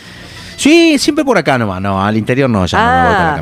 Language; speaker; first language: Spanish; native; Spanish